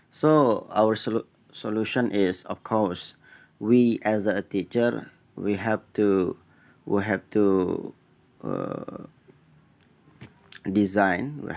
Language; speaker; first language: English; non-native, learner; Indonesian